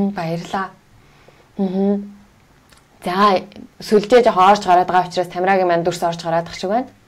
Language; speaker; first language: Mongolian; native; Mongolian